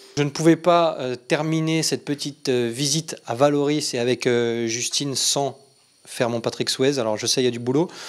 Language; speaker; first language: French; native; French